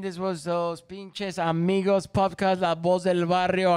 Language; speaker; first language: English; non-native, fluent; Spanish